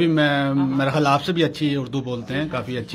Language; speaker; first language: Urdu; native; Urdu